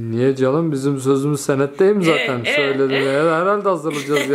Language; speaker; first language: Turkish; native; Turkish